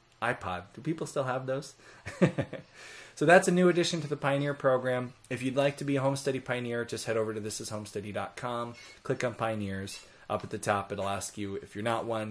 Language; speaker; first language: English; native; English